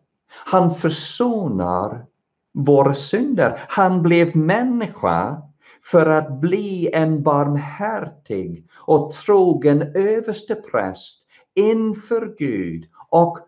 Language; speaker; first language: Swedish; non-native, fluent; English